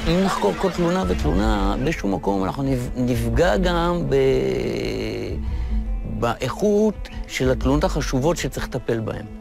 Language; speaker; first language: Hebrew; native; Hebrew